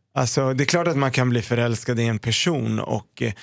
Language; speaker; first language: Swedish; early bilingual, other home language; Arabic